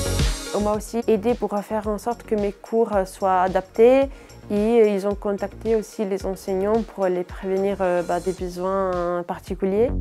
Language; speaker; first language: French; non-native, fluent; Italian